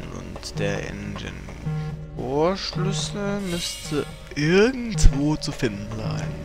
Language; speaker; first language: German; native; German